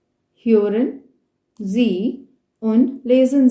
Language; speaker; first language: German; non-native, fluent; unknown